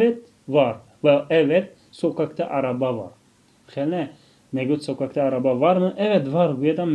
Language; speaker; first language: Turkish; non-native, fluent; Tajik